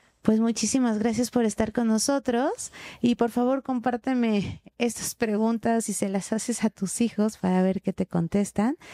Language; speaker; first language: Spanish; native; Spanish